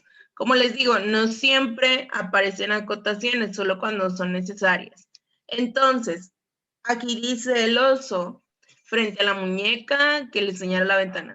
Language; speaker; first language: Spanish; native; Spanish